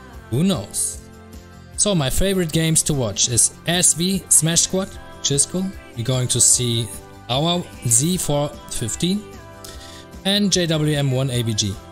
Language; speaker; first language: English; non-native, fluent; German